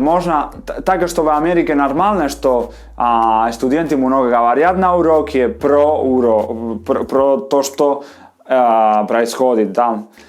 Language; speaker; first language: Russian; non-native, fluent; Spanish